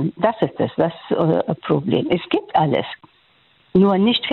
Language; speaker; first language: German; non-native, fluent; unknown